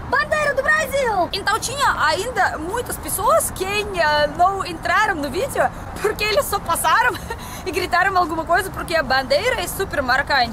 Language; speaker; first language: Portuguese; non-native, learner; Russian